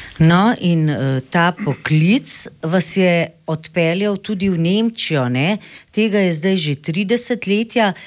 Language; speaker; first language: Slovenian; native; Slovenian